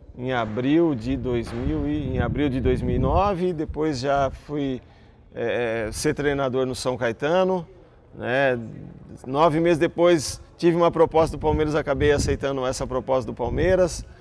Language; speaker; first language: Portuguese; native; Portuguese